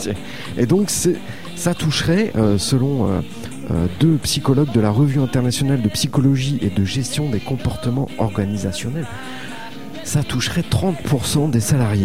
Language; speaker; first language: French; native; French